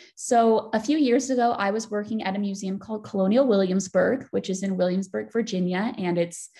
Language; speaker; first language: English; native; English